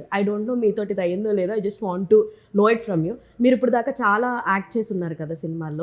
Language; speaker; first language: Telugu; native; Telugu